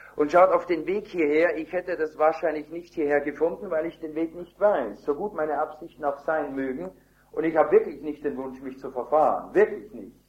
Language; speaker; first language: German; native; German